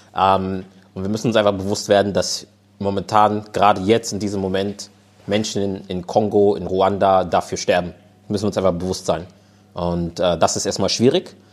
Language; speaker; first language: German; native; German